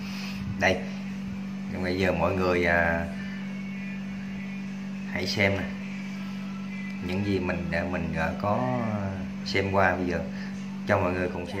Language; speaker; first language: Vietnamese; native; Vietnamese